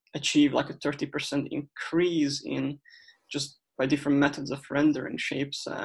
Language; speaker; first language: English; non-native, fluent; Hungarian